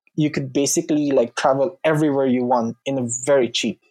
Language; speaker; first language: English; non-native, local second language; Filipino